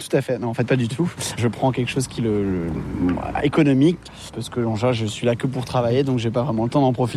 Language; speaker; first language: French; native; French